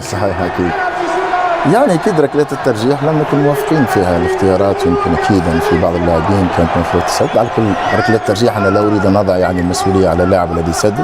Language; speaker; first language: Arabic; native; Arabic